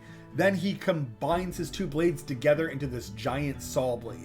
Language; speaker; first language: English; native; English